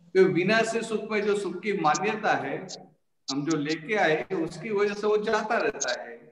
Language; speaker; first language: Hindi; non-native, local second language; Gujarati